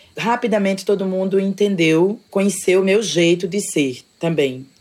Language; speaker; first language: Portuguese; native; Portuguese